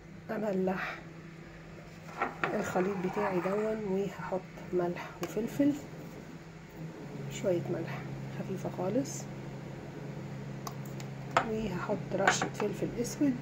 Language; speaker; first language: Arabic; native; Arabic